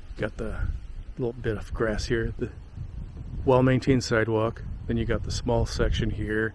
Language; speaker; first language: English; native; English